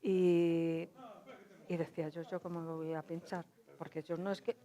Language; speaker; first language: Spanish; non-native, local second language; Galician